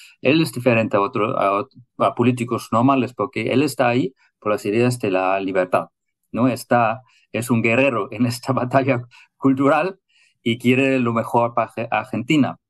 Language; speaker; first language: Spanish; non-native, fluent; German